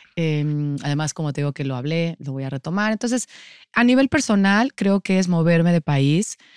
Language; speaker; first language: Spanish; native; Spanish